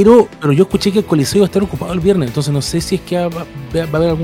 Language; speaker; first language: Spanish; native; Spanish